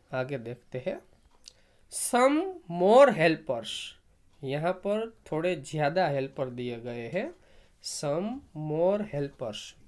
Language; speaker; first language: Hindi; non-native, local second language; Gujarati